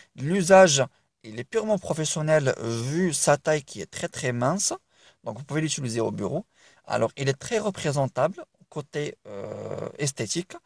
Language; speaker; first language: French; non-native, local second language; Arabic